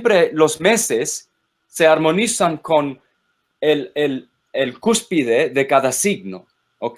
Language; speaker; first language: Spanish; non-native, fluent; English